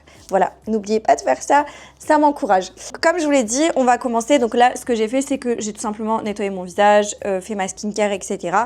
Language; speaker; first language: French; native; French